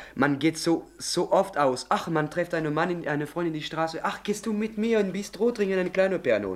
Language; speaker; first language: German; non-native, learner; French